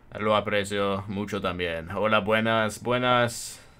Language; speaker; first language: Spanish; non-native, fluent; Norwegian